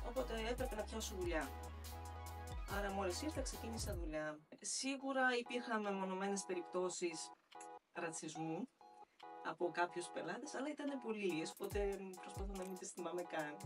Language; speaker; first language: Greek; early bilingual, heritage; Greek